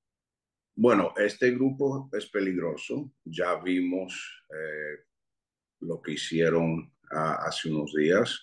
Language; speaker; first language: Spanish; early bilingual, heritage; Spanish